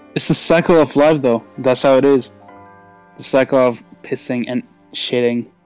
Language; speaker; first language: English; non-native, fluent; German